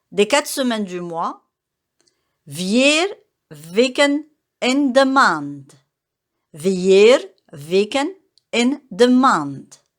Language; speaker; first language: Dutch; non-native, learner; French